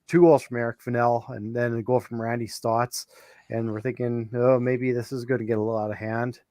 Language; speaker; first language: English; native; English